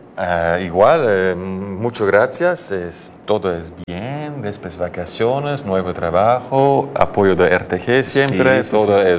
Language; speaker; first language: Spanish; non-native, learner; Dutch